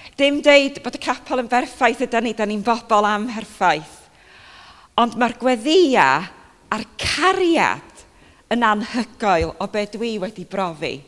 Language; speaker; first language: Welsh; native; Welsh